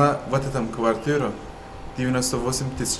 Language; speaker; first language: Russian; non-native, learner; Turkish